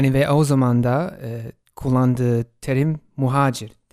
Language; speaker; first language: Turkish; non-native, fluent; English